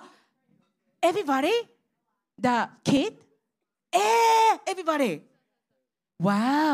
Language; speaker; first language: English; non-native, learner; Japanese